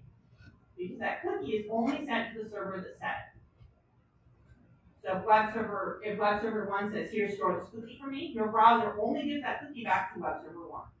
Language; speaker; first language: English; native; English